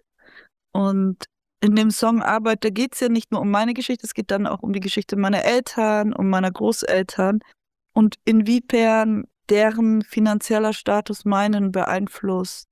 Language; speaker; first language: German; early bilingual, other home language; Turkish